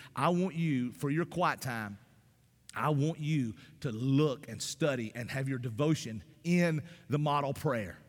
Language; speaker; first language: English; native; English